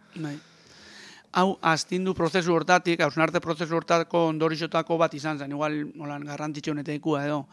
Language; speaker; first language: Basque; native; Basque